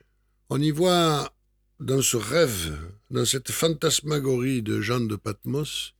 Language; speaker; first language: French; native; French